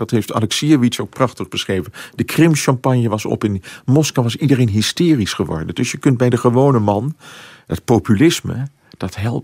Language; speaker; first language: Dutch; native; Dutch